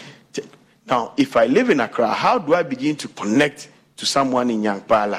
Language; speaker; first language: English; non-native, local second language; Akan